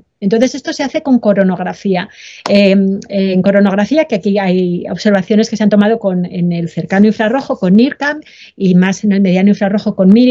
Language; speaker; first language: Spanish; native; Spanish